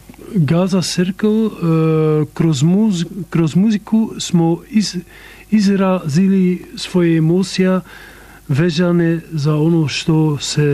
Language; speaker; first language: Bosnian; non-native, learner; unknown